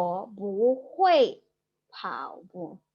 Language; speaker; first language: Chinese; non-native, fluent; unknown